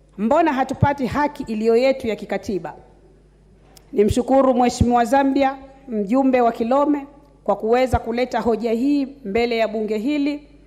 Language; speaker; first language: Swahili; native; Swahili